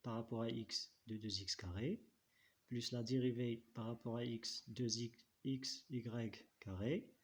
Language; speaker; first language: French; non-native, local second language; Arabic